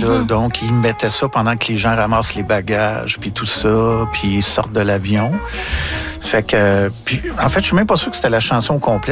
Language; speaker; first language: French; native; French